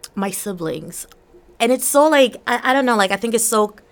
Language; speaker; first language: English; early bilingual, other home language; Portuguese